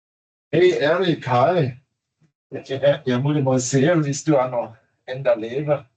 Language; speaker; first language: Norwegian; non-native, fluent; German